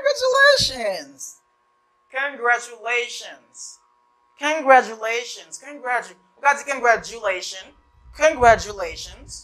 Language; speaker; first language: English; non-native, fluent; Haitian Creole